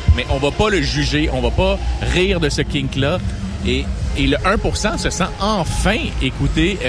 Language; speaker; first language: French; native; French